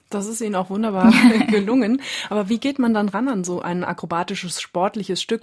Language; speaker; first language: German; native; German